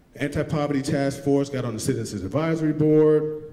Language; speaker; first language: English; native; English